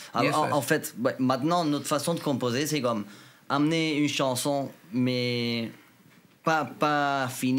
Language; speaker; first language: French; non-native, local second language; Spanish